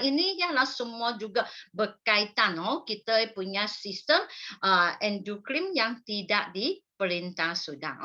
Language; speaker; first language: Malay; non-native, local second language; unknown